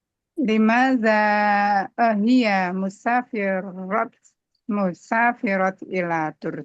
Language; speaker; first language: Arabic; non-native, learner; Indonesian